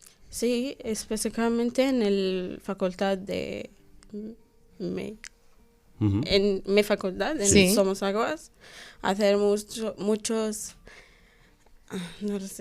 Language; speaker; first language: Spanish; non-native, learner; Arabic